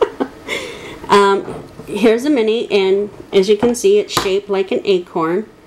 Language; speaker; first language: English; native; English